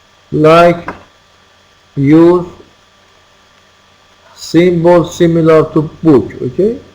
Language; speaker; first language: English; non-native, fluent; Persian